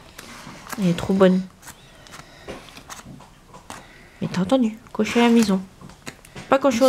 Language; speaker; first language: French; native; French